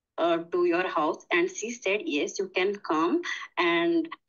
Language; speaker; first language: English; non-native, learner; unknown